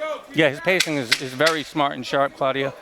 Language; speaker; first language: English; native; English